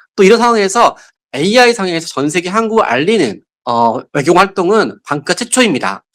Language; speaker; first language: Korean; native; Korean